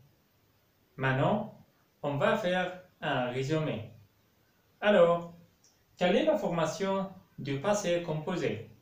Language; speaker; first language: French; non-native, fluent; Arabic